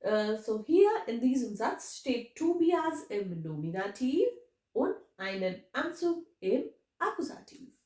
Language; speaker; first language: German; non-native, fluent; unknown